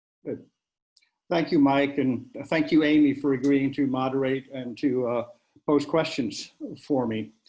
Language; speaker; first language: English; native; English